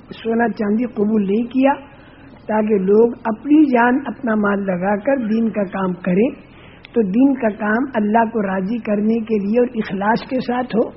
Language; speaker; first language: Urdu; non-native, local second language; Gujarati